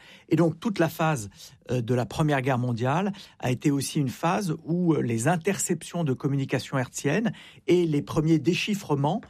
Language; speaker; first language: French; native; French